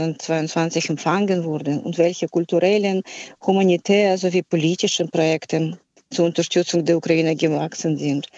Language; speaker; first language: German; non-native, fluent; Ukrainian